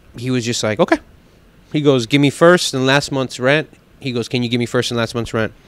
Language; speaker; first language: English; native; English